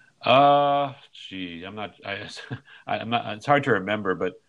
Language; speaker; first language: English; native; English